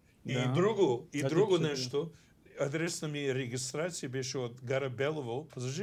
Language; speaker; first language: Bulgarian; non-native, fluent; English